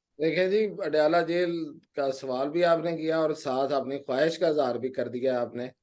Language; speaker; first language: Urdu; non-native, local second language; Punjabi